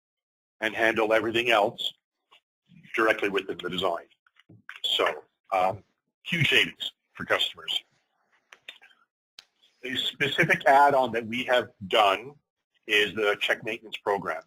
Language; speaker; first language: English; native; English